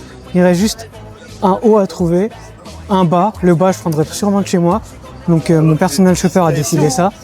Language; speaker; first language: French; native; French